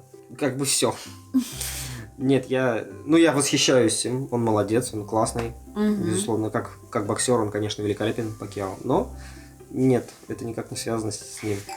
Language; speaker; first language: Russian; native; Russian